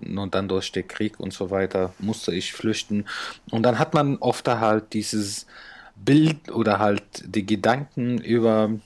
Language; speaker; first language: German; non-native, fluent; Arabic